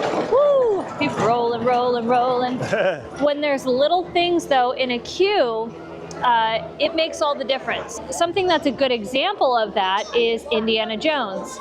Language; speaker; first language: English; native; English